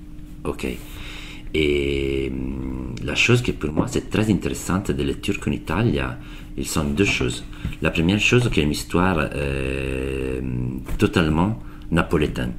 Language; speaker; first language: French; non-native, learner; Italian